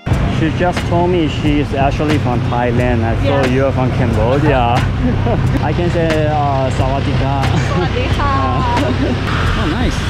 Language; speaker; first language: English; non-native, fluent; Chinese